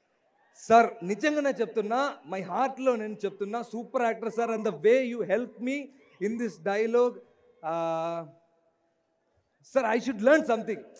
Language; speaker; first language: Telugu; non-native, learner; Malayalam